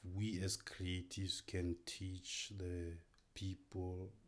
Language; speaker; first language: English; non-native, local second language; Tswana